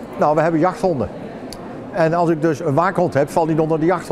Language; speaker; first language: Dutch; native; Dutch